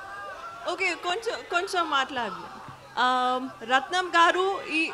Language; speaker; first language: Telugu; non-native, learner; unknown